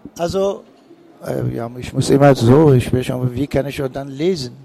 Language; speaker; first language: German; non-native, fluent; Persian